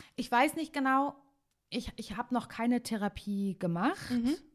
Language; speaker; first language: German; native; German